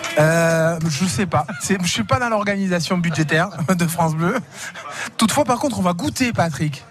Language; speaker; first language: French; native; French